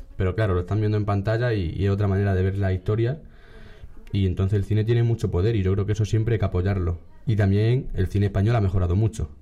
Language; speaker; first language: Spanish; native; Spanish